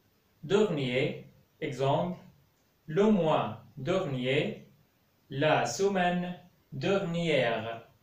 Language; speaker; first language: French; non-native, fluent; Arabic